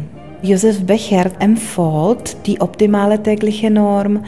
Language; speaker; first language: German; non-native, fluent; Czech